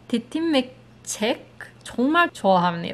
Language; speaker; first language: Korean; non-native, learner; English